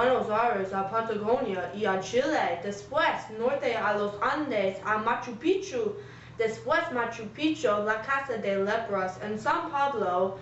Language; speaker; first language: Spanish; non-native, learner; English